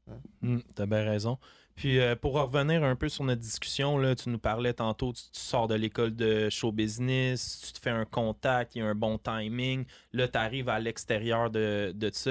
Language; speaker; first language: French; native; French